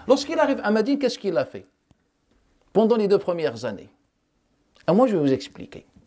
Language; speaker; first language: French; non-native, local second language; Wolof